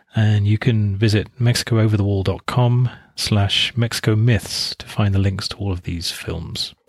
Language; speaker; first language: English; native; English